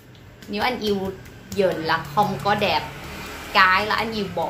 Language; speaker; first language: Vietnamese; non-native, learner; Thai